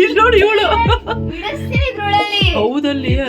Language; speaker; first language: Kannada; native; Kannada